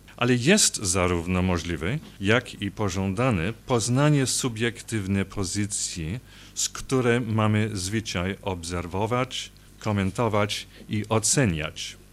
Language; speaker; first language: Polish; non-native, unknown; English